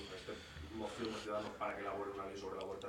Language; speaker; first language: Spanish; native; Spanish